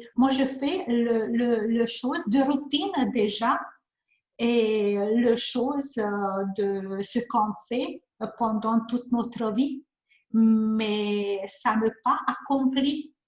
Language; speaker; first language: French; non-native, learner; Hungarian